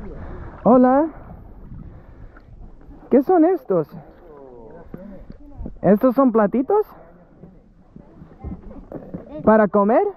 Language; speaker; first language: Spanish; non-native, learner; English